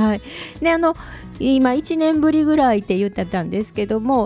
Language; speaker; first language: Japanese; native; Japanese